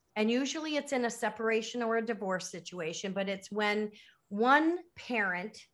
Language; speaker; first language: English; native; English